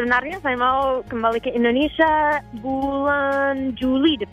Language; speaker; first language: Indonesian; non-native, fluent; English